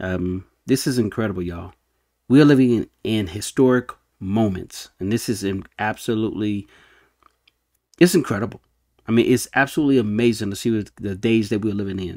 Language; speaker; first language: English; native; English